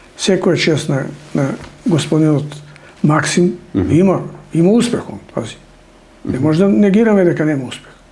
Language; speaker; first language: Macedonian; non-native, local second language; Serbian